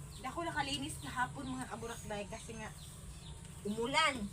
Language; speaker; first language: Filipino; non-native, local second language; Cebuano